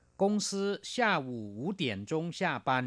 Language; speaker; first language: Chinese; non-native, fluent; Thai